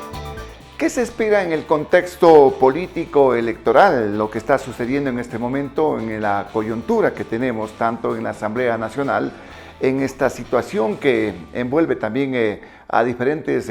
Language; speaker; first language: Spanish; native; Spanish